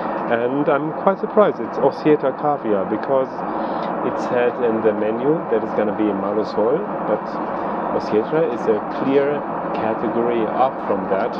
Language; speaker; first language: English; non-native, fluent; German